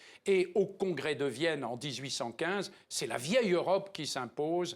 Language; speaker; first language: French; native; French